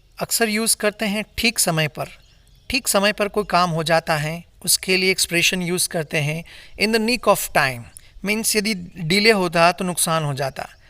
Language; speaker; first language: Hindi; native; Hindi